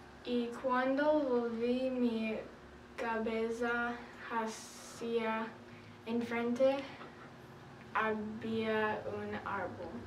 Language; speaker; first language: Spanish; non-native, learner; English